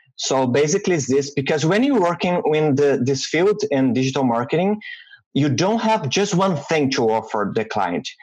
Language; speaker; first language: English; non-native, learner; Portuguese